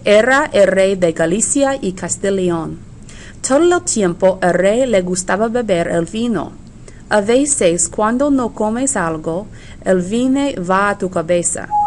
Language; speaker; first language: Spanish; non-native, fluent; English